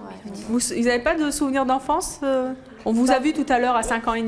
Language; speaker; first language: French; native; French